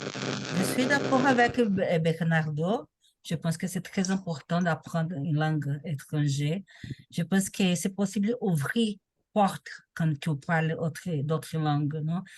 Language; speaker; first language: French; non-native, learner; Portuguese